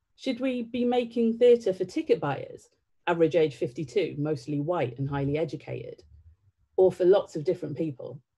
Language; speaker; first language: English; native; English